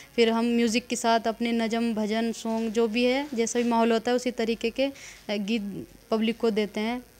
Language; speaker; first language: Hindi; native; Hindi